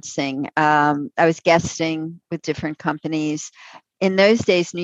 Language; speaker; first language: English; native; English